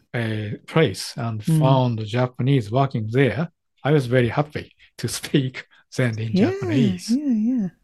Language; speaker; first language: English; non-native, fluent; Japanese